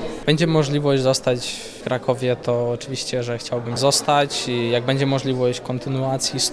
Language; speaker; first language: Polish; early bilingual, heritage; Polish